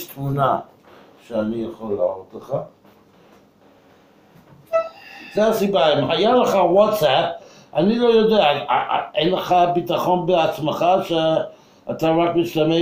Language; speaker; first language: Hebrew; non-native, fluent; English